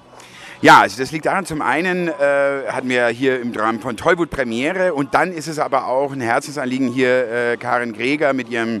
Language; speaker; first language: German; native; German